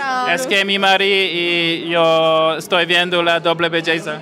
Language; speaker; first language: Spanish; non-native, learner; English